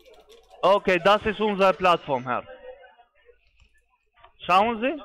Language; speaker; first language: German; non-native, fluent; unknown